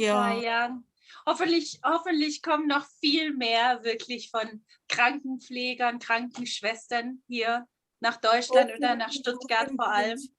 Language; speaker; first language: German; early bilingual, other home language; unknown